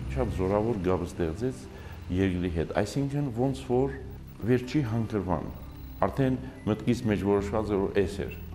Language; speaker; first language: Armenian; early bilingual, heritage; Armenian